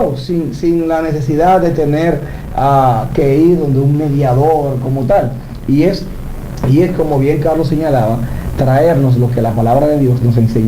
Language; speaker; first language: Spanish; native; Spanish